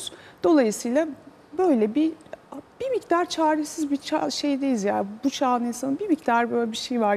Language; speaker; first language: Turkish; native; Turkish